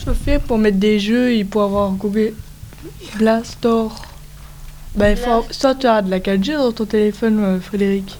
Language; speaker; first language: French; native; French